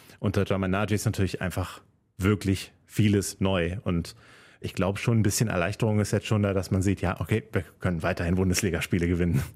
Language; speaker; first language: German; native; German